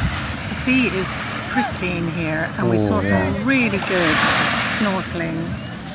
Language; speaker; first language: English; native; English